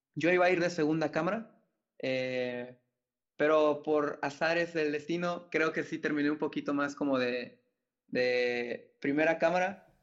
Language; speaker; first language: Spanish; native; Spanish